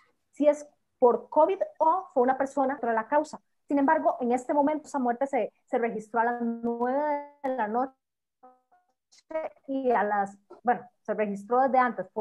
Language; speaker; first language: Spanish; native; Spanish